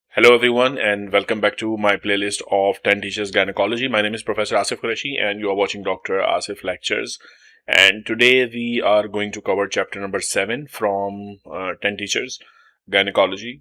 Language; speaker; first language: English; non-native, local second language; Urdu